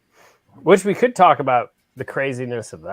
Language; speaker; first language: English; native; English